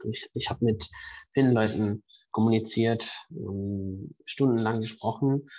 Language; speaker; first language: German; non-native, fluent; Spanish